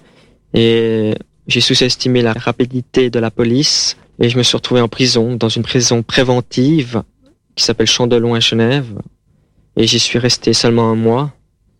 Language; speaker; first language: French; native; French